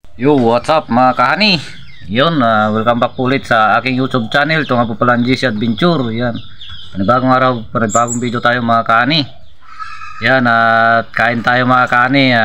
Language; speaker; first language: Filipino; non-native, local second language; Iloko